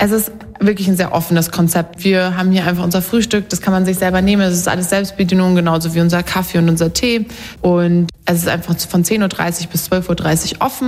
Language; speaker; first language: German; native; German